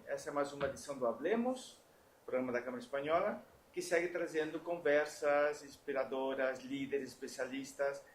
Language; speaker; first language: Portuguese; non-native, fluent; Spanish